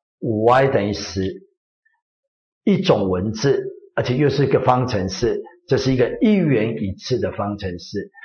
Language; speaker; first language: Chinese; native; Chinese